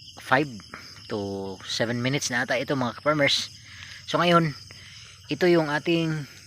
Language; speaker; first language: Filipino; non-native, local second language; Cebuano